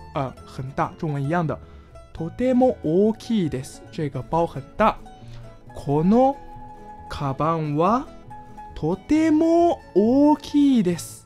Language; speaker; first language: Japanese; non-native, fluent; Chinese